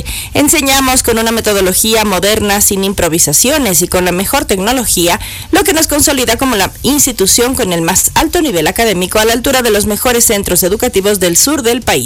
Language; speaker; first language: Spanish; native; Spanish